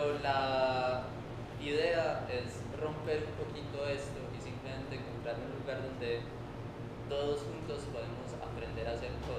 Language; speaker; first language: Spanish; native; Spanish